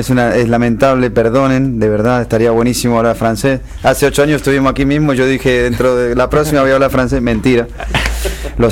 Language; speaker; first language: Spanish; native; Spanish